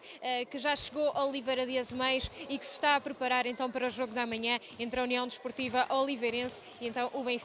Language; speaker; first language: Portuguese; native; Portuguese